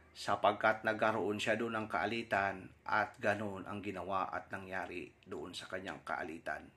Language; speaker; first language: Filipino; non-native, local second language; Surigaonon